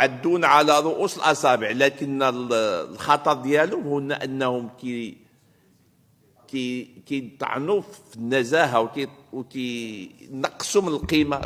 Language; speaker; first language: Arabic; native; Arabic